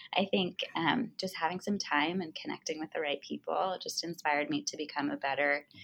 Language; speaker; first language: English; native; English